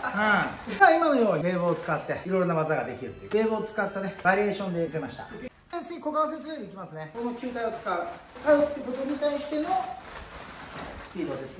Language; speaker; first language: Japanese; native; Japanese